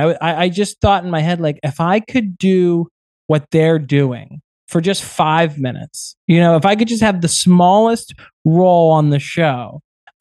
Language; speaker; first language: English; native; English